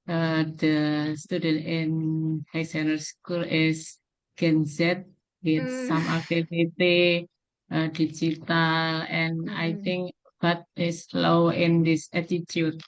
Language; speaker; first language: English; non-native, learner; Indonesian